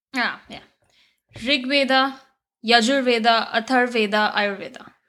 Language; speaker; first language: English; non-native, local second language; Hindi